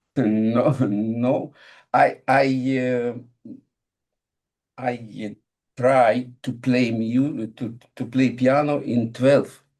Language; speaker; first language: English; non-native, learner; Russian